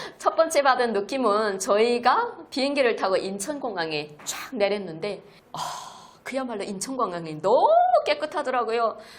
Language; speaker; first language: Korean; native; Korean